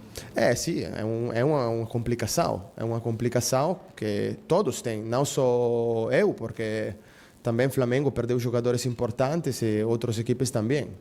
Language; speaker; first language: Portuguese; non-native, fluent; Spanish